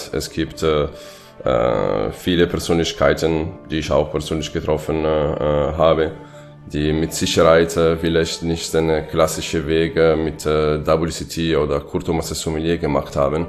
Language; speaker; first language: German; non-native, fluent; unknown